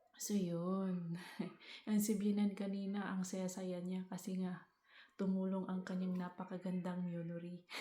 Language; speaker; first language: Filipino; non-native, local second language; Cebuano